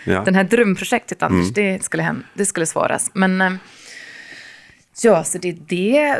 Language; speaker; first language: Swedish; non-native, fluent; English